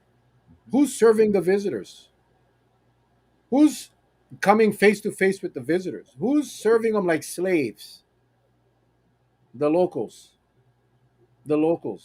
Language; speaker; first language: English; native; English